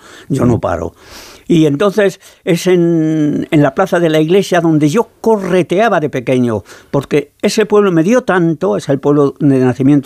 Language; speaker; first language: Spanish; native; Spanish